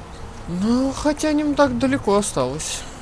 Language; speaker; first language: Russian; native; Russian